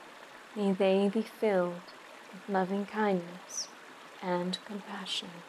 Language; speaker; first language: English; native; English